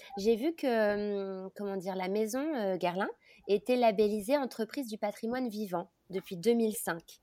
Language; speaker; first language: French; native; French